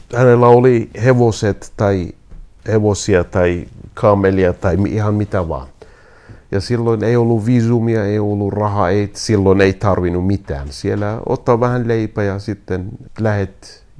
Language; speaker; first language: Finnish; non-native, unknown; Kurdish